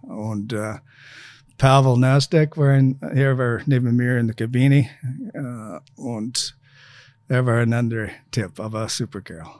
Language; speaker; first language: German; non-native, fluent; English